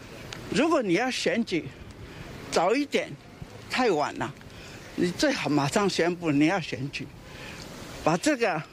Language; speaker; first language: Chinese; native; Chinese